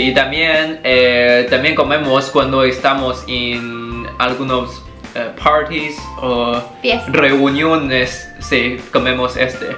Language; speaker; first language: Spanish; non-native, learner; Chinese